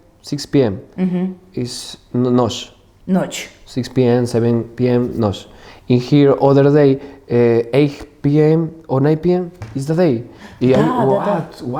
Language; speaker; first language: English; non-native, learner; Spanish